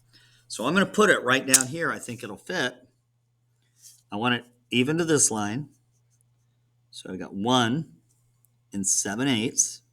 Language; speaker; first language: English; native; English